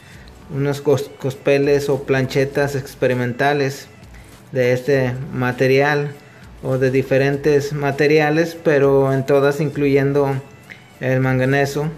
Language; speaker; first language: Spanish; native; Spanish